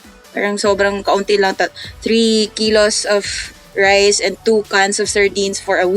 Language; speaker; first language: Filipino; non-native, local second language; Cebuano